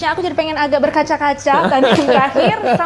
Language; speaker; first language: Indonesian; native; Indonesian